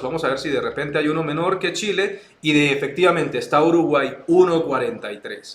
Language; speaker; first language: Spanish; native; Spanish